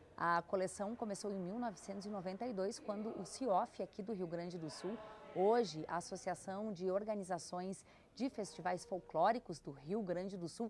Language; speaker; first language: Portuguese; native; Portuguese